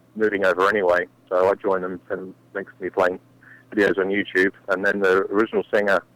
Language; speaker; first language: English; native; English